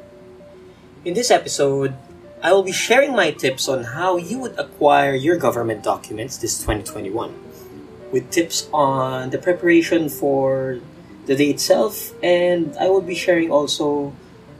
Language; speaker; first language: English; non-native, local second language; Filipino